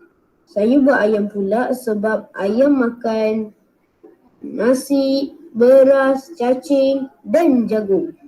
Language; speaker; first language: Malay; native; Malay